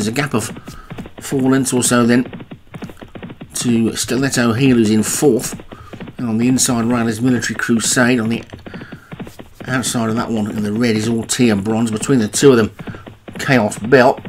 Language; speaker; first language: English; native; English